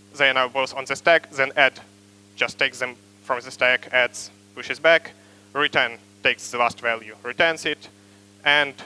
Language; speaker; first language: English; non-native, fluent; Ukrainian